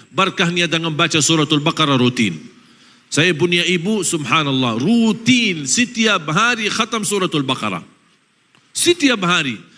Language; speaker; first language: Malay; non-native, fluent; Arabic